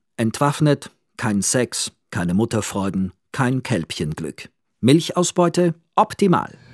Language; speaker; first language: German; native; German